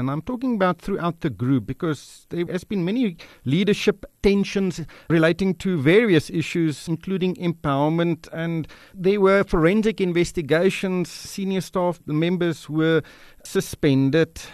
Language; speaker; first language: English; non-native, local second language; Afrikaans